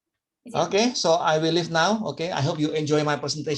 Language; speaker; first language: English; non-native, fluent; Indonesian